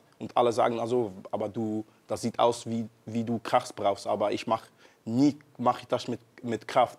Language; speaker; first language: German; non-native, learner; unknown